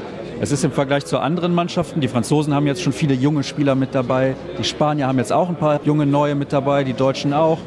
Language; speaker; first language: German; native; German